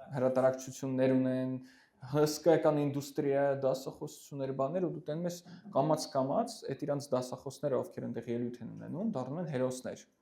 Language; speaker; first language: Armenian; early bilingual, heritage; Armenian